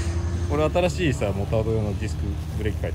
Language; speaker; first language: Japanese; native; Japanese